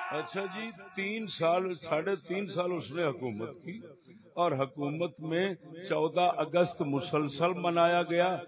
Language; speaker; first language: Urdu; non-native, local second language; Punjabi